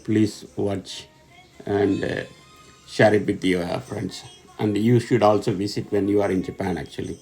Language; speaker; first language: English; non-native, local second language; Tamil